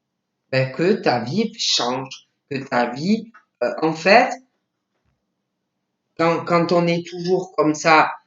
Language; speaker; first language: French; native; French